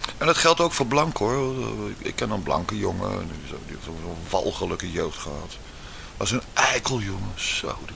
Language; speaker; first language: Dutch; native; Dutch